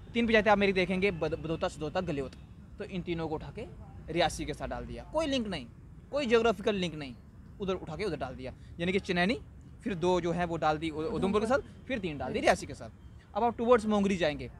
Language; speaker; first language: Hindi; native; Hindi